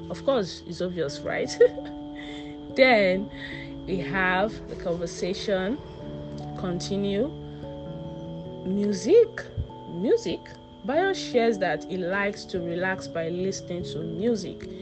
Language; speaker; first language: English; non-native, local second language; Yoruba